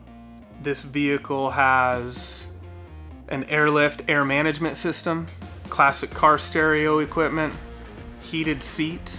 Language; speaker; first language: English; native; English